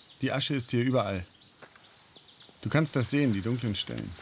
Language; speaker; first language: German; native; German